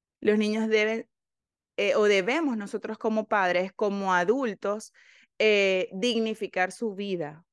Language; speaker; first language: Spanish; native; Spanish